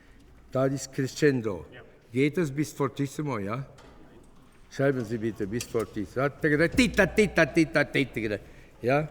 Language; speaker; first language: German; non-native, learner; Latvian